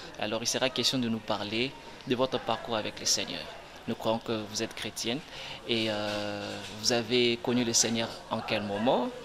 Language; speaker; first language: French; non-native, local second language; Lingala